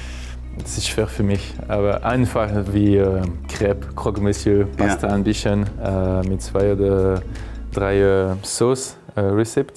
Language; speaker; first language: German; non-native, learner; French